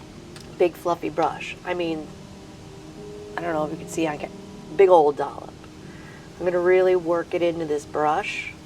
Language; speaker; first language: English; native; English